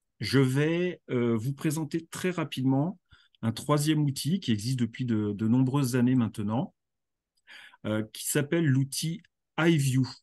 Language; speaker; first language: French; native; French